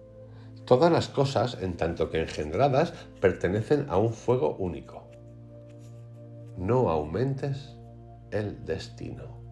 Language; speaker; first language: Spanish; native; Spanish